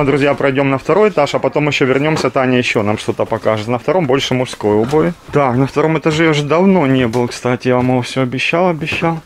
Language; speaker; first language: Russian; native; Russian